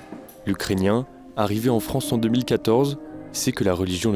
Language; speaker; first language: French; native; French